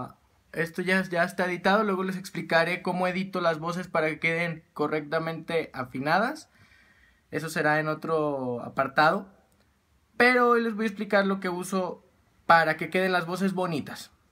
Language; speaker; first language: Spanish; native; Spanish